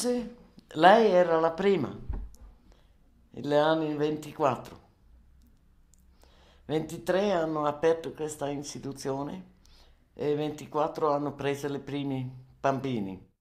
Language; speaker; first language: Italian; non-native, learner; German